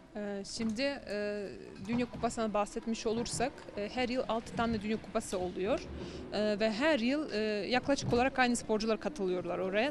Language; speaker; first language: Turkish; non-native, fluent; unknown